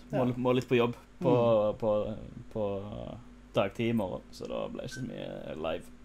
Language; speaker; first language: Norwegian; native; Norwegian